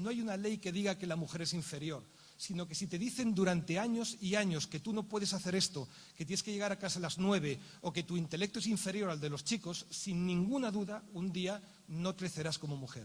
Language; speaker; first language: Spanish; native; Spanish